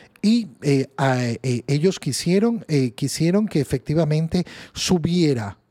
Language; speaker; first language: Spanish; native; Spanish